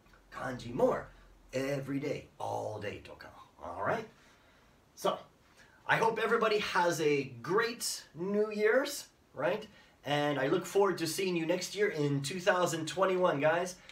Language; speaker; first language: English; native; English